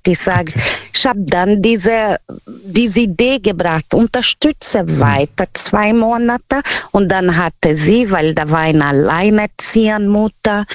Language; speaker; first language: German; non-native, learner; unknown